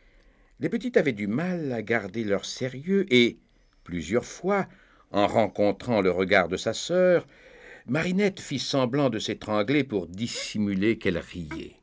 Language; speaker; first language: French; native; French